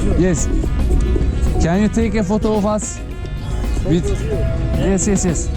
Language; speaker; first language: English; non-native, learner; Turkish